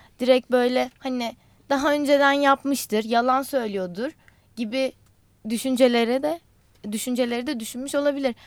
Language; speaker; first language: Turkish; non-native, local second language; Kurdish